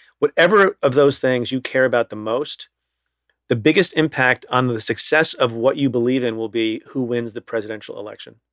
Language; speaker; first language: English; early bilingual, other home language; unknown